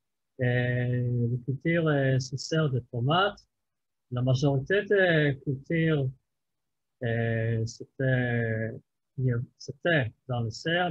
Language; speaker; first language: French; non-native, fluent; Hebrew